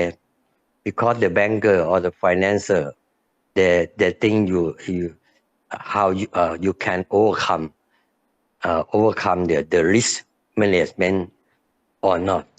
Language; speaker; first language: English; non-native, learner; Thai